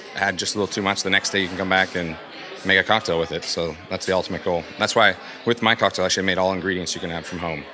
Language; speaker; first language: English; native; English